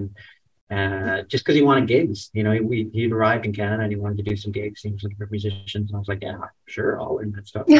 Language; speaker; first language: English; native; English